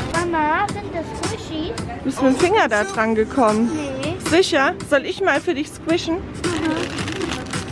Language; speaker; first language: German; native; German